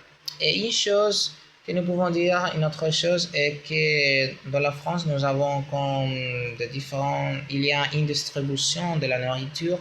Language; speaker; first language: French; non-native, learner; Spanish